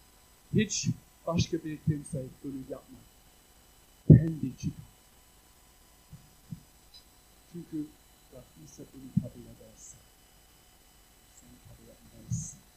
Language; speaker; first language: Turkish; non-native, fluent; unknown